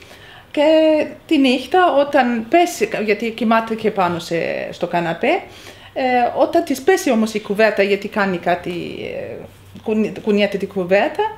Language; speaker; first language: Greek; non-native, fluent; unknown